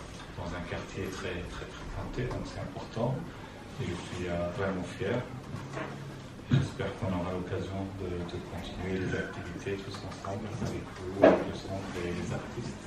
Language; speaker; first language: French; non-native, fluent; Turkish